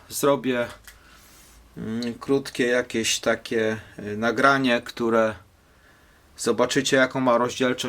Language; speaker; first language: Polish; native; Polish